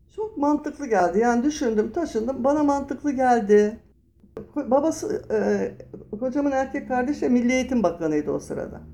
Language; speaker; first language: Turkish; native; Turkish